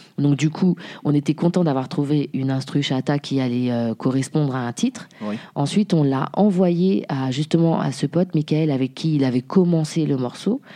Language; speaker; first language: French; early bilingual, other home language; Haitian Creole